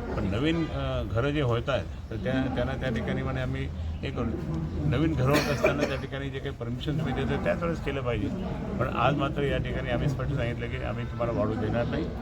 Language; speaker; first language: Marathi; native; Marathi